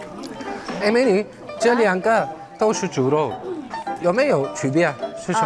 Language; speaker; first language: Chinese; non-native, fluent; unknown